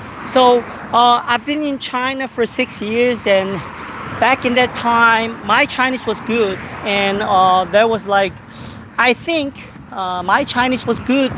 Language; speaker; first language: English; non-native, fluent; Korean